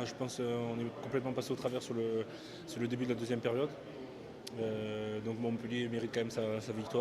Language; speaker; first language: French; native; French